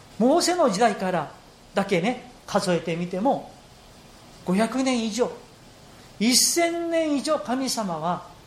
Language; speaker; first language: Japanese; non-native, fluent; Korean